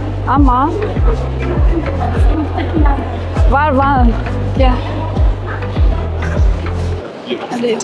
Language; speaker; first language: Turkish; non-native, learner; Chinese